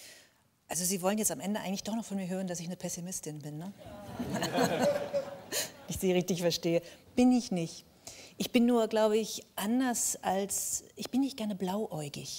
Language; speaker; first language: German; native; German